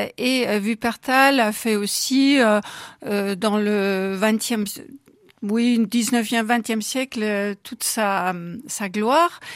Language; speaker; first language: French; non-native, fluent; German